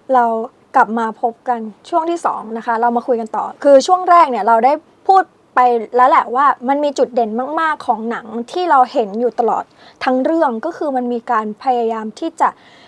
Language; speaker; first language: Thai; native; Thai